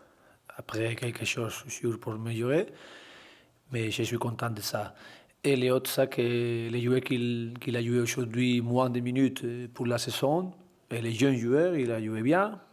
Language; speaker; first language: French; non-native, learner; Spanish